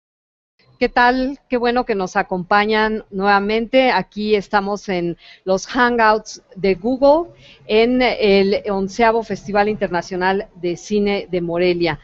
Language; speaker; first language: Spanish; native; Spanish